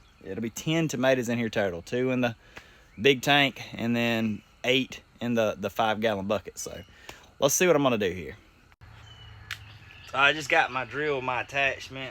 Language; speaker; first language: English; native; English